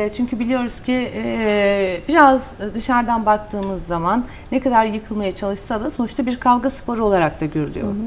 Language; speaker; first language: Turkish; native; Turkish